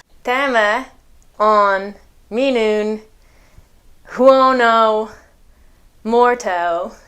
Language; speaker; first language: Finnish; non-native, fluent; English